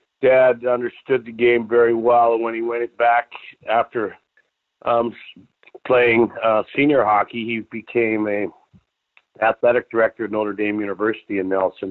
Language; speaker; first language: English; native; English